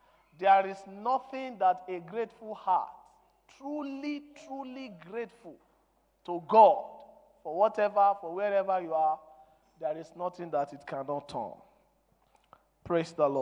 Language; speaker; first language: English; non-native, local second language; Yoruba